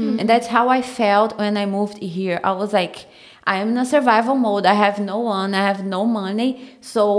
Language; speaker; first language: English; non-native, fluent; Portuguese